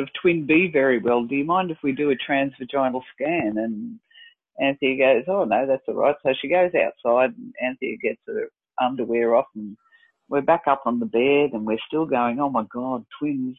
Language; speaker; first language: English; native; English